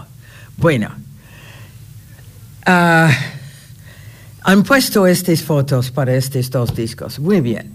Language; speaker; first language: Spanish; non-native, fluent; English